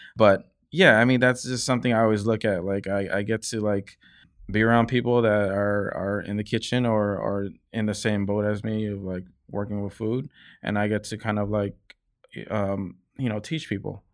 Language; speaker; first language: English; native; English